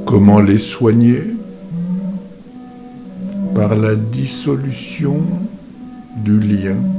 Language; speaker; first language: French; native; French